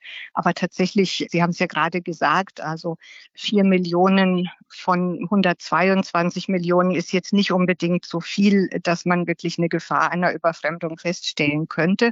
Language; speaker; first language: German; native; German